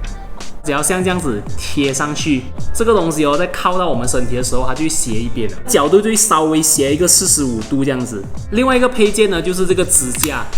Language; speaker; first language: Chinese; native; Chinese